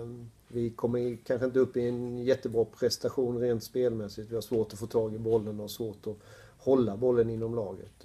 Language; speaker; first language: Swedish; native; Swedish